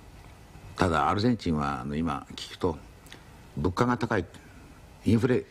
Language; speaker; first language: Japanese; native; Japanese